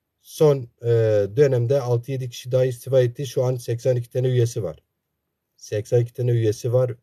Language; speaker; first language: Turkish; non-native, local second language; Zaza